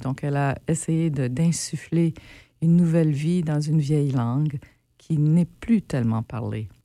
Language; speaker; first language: French; native; French